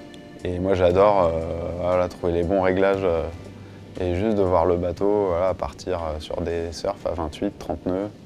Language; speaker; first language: French; native; French